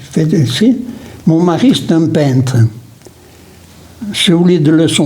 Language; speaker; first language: French; non-native, local second language; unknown